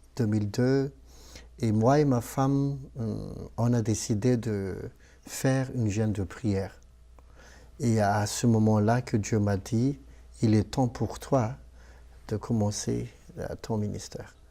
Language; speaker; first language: French; non-native, local second language; Malagasy